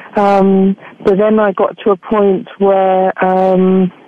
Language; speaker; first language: English; native; English